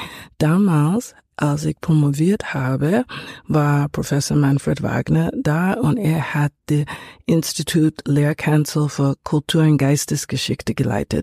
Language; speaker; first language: German; non-native, fluent; English